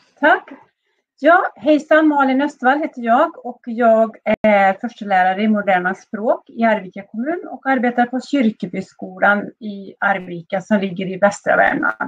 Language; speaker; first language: Swedish; native; Swedish